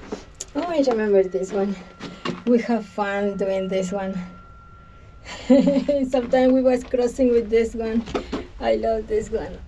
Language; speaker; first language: English; non-native, learner; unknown